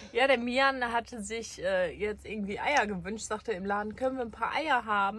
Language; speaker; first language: German; native; German